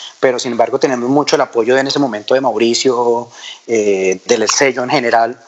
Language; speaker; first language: Spanish; native; Spanish